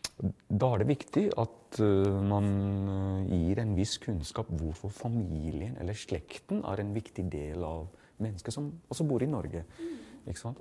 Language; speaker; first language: Norwegian; non-native, fluent; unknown